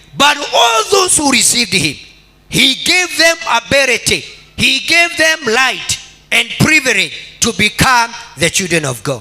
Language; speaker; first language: English; non-native, local second language; Swahili